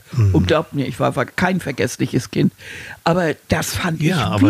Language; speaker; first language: German; native; German